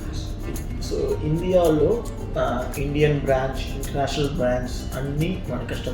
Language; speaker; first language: Telugu; non-native, learner; Tamil